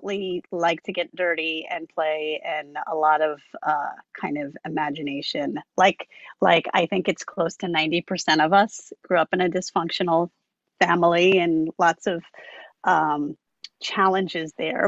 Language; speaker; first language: English; native; English